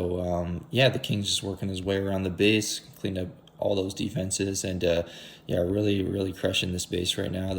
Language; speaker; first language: English; native; English